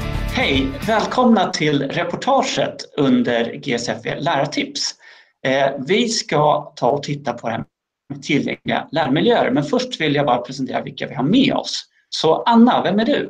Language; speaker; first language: Swedish; native; Swedish